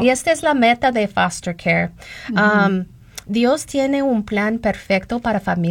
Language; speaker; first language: Spanish; non-native, learner; English